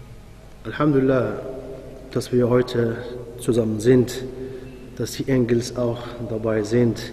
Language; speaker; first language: German; non-native, fluent; Arabic